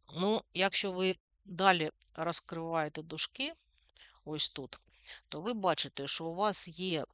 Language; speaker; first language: Ukrainian; non-native, local second language; Russian